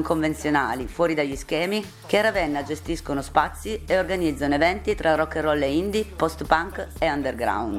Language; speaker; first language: Italian; native; Italian